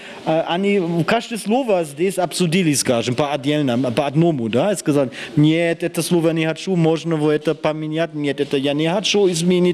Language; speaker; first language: Russian; non-native, fluent; German